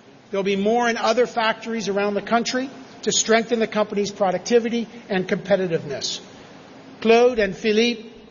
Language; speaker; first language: English; native; English